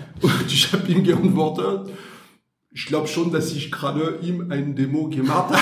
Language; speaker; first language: German; non-native, learner; French